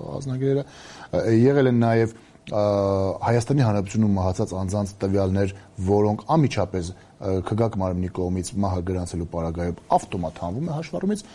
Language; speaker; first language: Armenian; native; Armenian